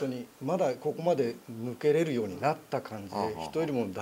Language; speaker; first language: Japanese; native; Japanese